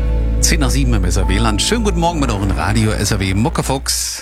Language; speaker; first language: German; native; German